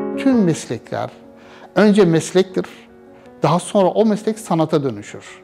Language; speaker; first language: Turkish; non-native, fluent; Persian